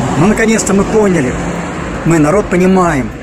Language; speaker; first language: Russian; native; Russian